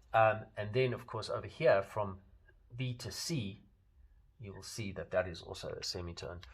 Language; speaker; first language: English; native; English